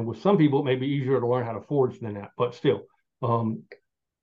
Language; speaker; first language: English; native; English